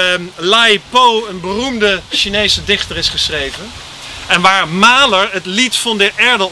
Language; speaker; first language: Dutch; native; Dutch